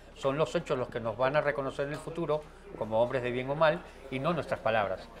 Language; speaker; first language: Spanish; native; Spanish